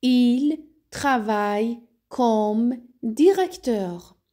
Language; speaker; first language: French; non-native, fluent; Persian